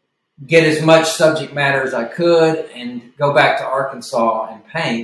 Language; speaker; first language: English; native; English